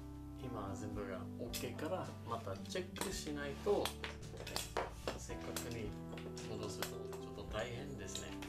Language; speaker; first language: Japanese; non-native, learner; English